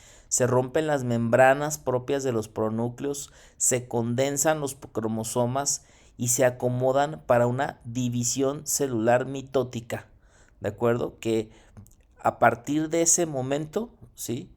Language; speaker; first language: Spanish; native; Spanish